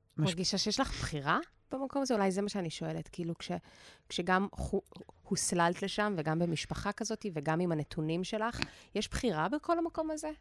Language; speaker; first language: Hebrew; native; Hebrew